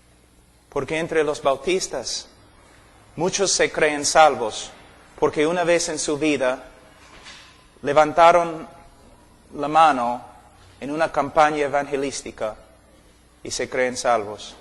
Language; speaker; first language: Spanish; non-native, fluent; English